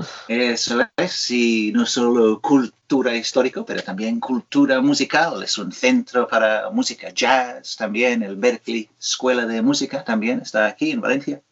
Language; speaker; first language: Spanish; non-native, fluent; English